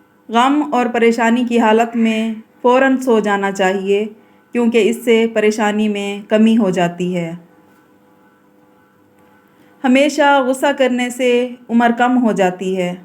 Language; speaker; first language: Urdu; native; Urdu